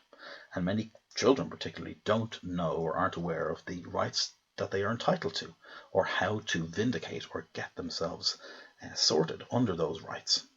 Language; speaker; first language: English; native; English